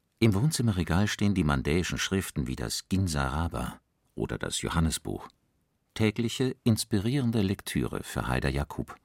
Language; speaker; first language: German; native; German